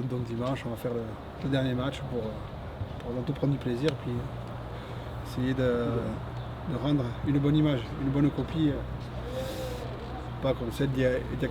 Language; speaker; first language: French; native; French